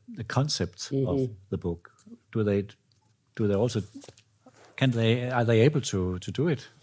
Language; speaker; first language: English; non-native, fluent; Danish